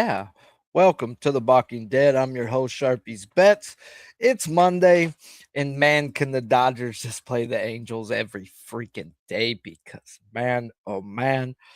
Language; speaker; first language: English; native; English